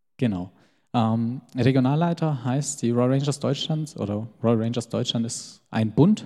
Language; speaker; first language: German; early bilingual, other home language; Albanian